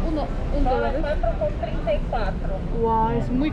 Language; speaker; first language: Spanish; non-native, learner; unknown